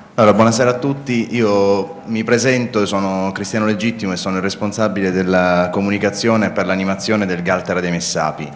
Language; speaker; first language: Italian; native; Italian